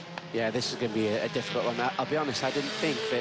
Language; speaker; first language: English; native; English